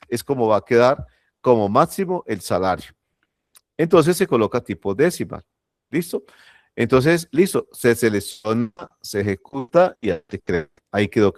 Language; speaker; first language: Spanish; native; Spanish